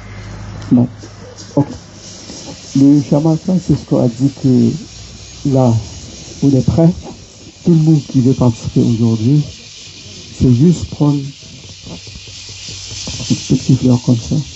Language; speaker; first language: French; non-native, local second language; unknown